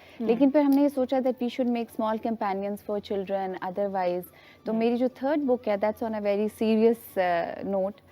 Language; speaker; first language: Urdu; native; Urdu